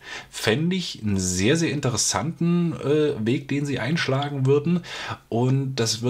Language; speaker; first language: German; native; German